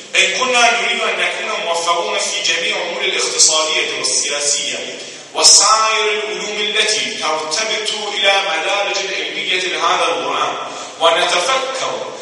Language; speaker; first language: Arabic; non-native, learner; Persian